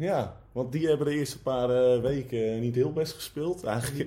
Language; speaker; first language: Dutch; native; Dutch